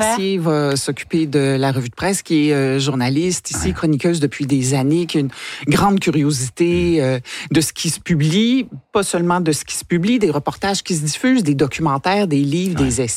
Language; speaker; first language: French; native; French